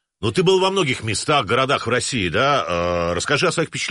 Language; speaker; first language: Russian; native; Russian